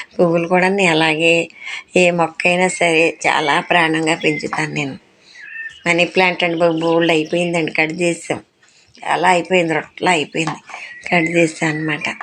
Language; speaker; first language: Telugu; non-native, local second language; Urdu